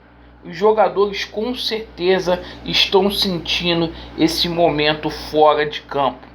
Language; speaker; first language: Portuguese; native; Portuguese